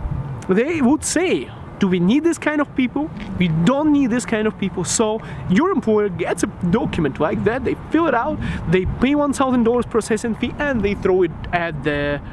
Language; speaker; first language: English; non-native, local second language; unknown